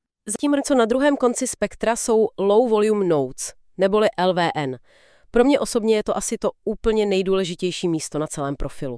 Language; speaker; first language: Czech; native; Czech